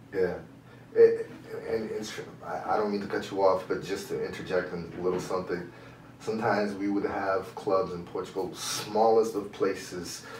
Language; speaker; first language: English; native; English